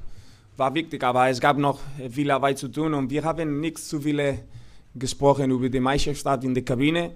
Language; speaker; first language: German; non-native, fluent; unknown